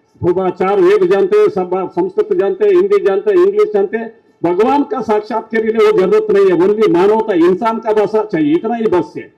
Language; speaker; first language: Hindi; non-native, local second language; Kannada